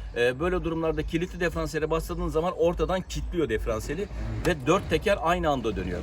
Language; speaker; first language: Turkish; early bilingual, heritage; Turkish